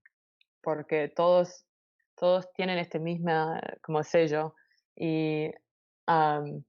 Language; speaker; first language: Spanish; early bilingual, heritage; Spanish